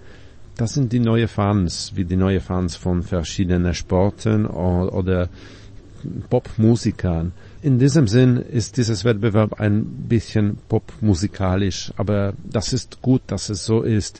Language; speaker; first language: German; non-native, fluent; Polish